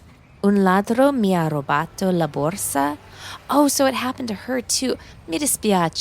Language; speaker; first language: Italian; non-native, learner; English